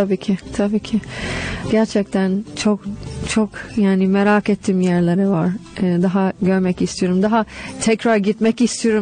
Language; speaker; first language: Turkish; non-native, fluent; English